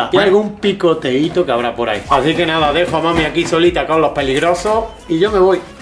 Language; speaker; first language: Spanish; native; Spanish